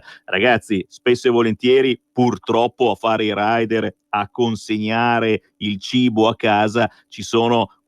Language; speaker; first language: Italian; native; Italian